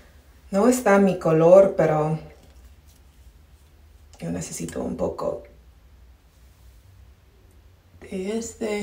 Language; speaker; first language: Spanish; non-native, learner; English